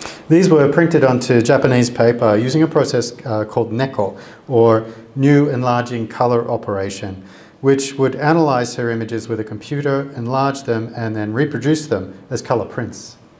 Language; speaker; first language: English; native; English